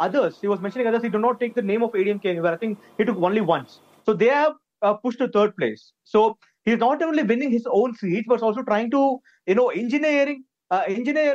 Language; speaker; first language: English; non-native, local second language; Tamil